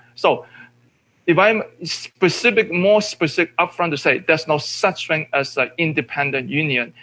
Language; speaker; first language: English; non-native, local second language; Cantonese